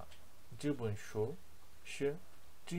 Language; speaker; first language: Chinese; non-native, learner; Turkish